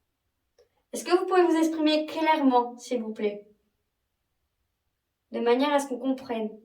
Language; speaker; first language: French; native; French